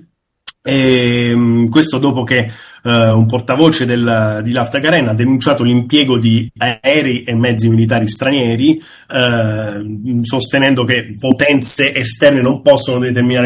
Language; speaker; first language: Italian; native; Italian